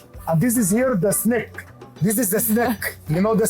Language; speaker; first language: English; non-native, learner; Arabic